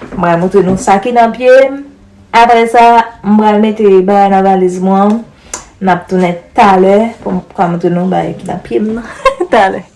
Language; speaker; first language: French; non-native, learner; Haitian Creole